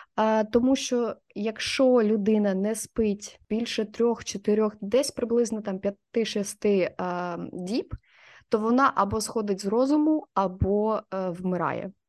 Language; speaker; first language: Ukrainian; non-native, local second language; Russian